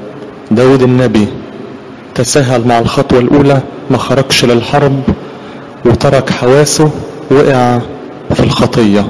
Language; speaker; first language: Arabic; native; Arabic